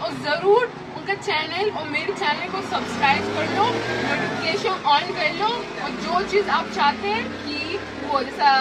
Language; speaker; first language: Hindi; non-native, learner; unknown